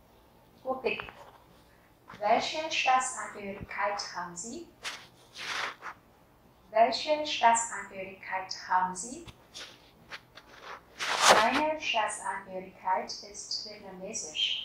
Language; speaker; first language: German; non-native, fluent; Vietnamese